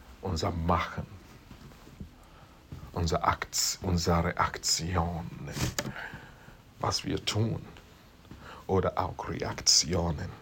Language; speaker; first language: German; non-native, fluent; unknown